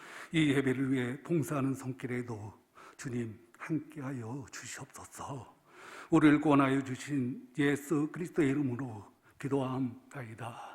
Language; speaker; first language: Korean; native; Korean